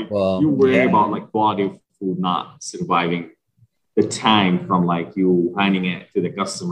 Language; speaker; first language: English; non-native, fluent; Arabic